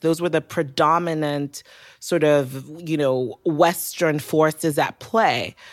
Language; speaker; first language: English; non-native, local second language; Yoruba